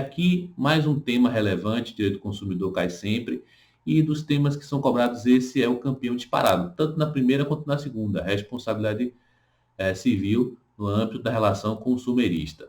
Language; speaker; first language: Portuguese; native; Portuguese